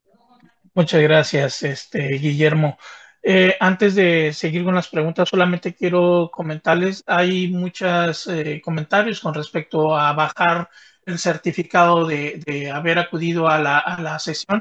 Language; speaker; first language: Spanish; native; Spanish